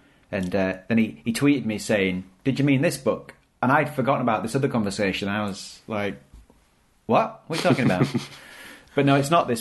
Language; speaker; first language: English; native; English